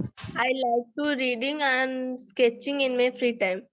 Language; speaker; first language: English; non-native, learner; Odia